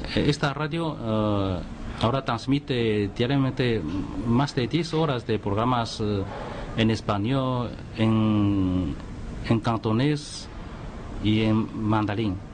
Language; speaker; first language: Spanish; non-native, fluent; Chinese